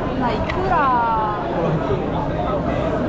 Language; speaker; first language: Korean; non-native, learner; Japanese